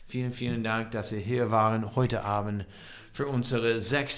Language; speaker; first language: German; non-native, learner; English